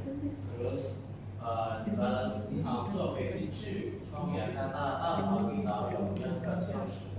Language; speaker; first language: Chinese; non-native, learner; Indonesian